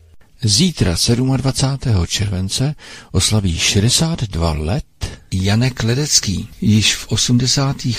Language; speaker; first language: Czech; native; Czech